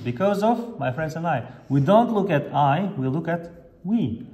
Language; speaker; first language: English; non-native, fluent; Kazakh